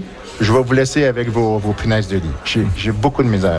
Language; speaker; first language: French; native; French